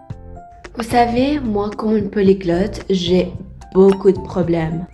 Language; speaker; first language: French; non-native, learner; Persian